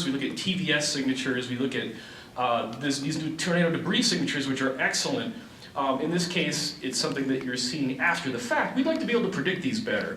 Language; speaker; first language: English; native; English